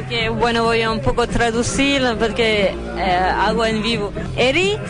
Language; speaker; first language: Spanish; non-native, learner; French